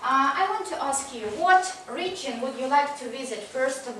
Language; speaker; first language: English; non-native, fluent; Russian